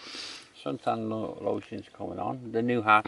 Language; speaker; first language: English; native; English